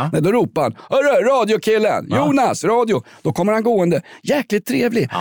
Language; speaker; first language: Swedish; native; Swedish